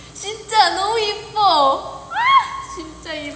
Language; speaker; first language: Korean; non-native, fluent; Thai